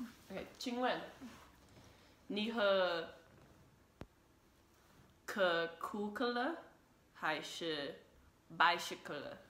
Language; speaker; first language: Chinese; non-native, learner; English